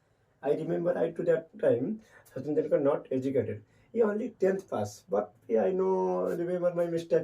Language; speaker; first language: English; non-native, learner; Hindi